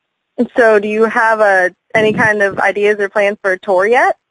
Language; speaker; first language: English; native; English